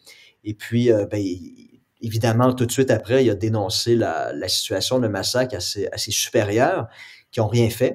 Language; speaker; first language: French; native; French